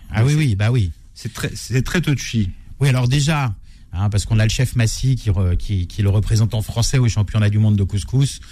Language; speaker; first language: French; native; French